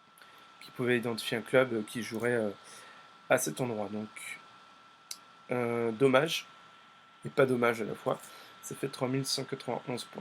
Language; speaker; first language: French; native; French